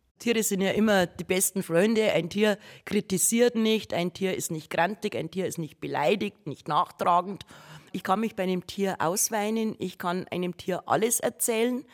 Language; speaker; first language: German; native; German